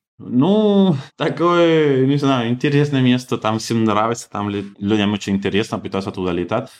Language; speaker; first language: Russian; non-native, fluent; Spanish